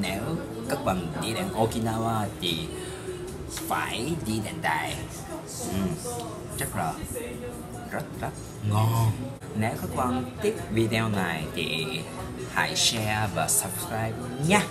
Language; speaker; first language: Vietnamese; non-native, learner; Japanese